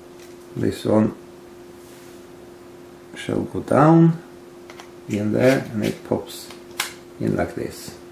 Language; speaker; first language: English; non-native, fluent; Norwegian